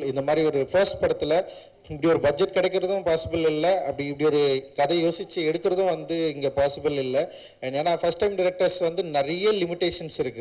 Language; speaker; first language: Tamil; native; Tamil